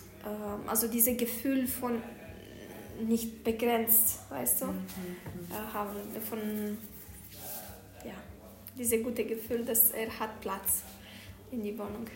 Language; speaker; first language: German; non-native, learner; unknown